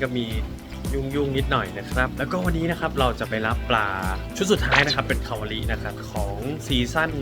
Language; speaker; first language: Thai; native; Thai